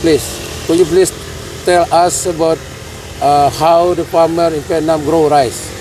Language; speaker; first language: English; non-native, fluent; Indonesian